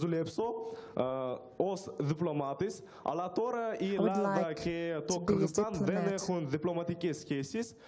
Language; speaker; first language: Greek; non-native, learner; Kyrgyz